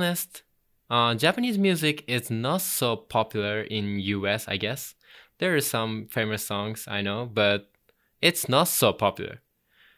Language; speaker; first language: English; non-native, fluent; Japanese